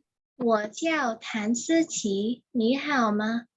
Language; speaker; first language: Chinese; non-native, learner; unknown